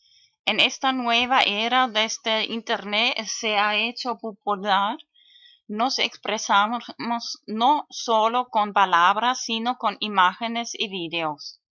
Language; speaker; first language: Spanish; non-native, fluent; German